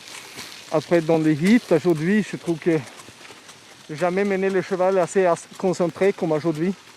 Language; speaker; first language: French; non-native, fluent; Swedish